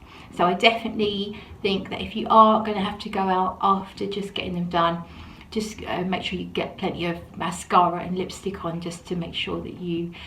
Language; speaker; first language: English; native; English